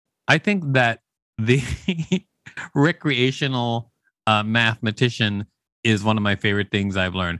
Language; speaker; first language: English; native; English